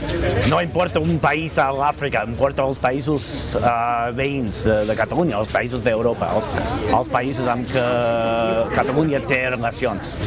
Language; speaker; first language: Catalan; non-native, learner; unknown